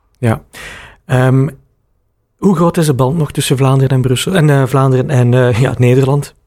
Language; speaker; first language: Dutch; native; Dutch